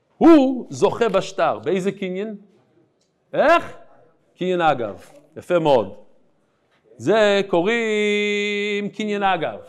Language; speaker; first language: Hebrew; non-native, fluent; English